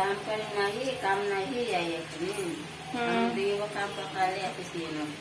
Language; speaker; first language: Hindi; non-native, local second language; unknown